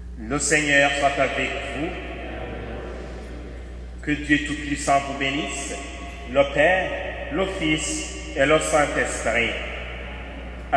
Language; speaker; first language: French; native; French